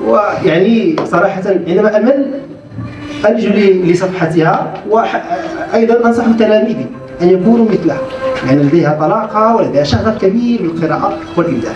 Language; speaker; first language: Arabic; native; Arabic